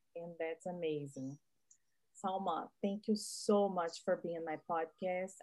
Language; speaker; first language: English; non-native, fluent; Portuguese